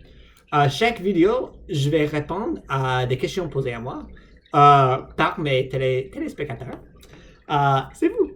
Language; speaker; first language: French; non-native, fluent; English